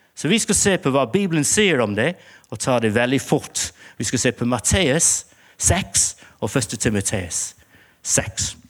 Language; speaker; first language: Norwegian; non-native, fluent; English